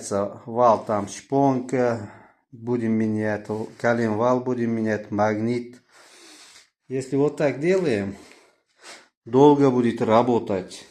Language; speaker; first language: Russian; non-native, local second language; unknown